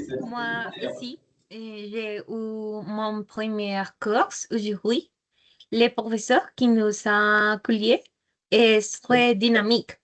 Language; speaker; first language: French; non-native, learner; Spanish